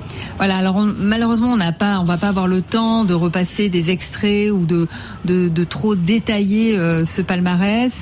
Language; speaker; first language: French; native; French